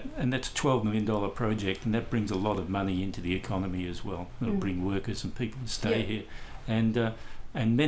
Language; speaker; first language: English; native; English